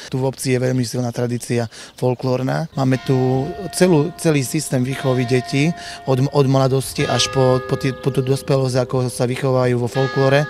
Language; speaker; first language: Slovak; non-native, local second language; Rusyn